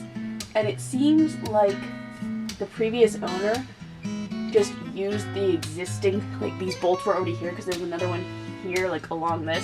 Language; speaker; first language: English; native; English